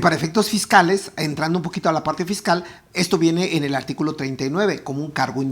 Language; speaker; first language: Spanish; native; Spanish